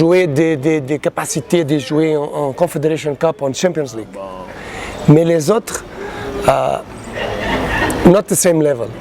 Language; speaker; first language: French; non-native, learner; Portuguese